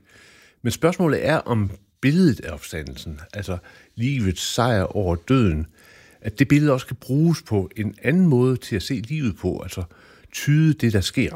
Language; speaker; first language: Danish; native; Danish